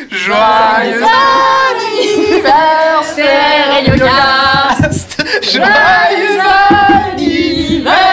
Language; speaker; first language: French; native; French